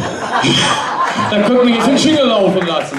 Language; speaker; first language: German; native; German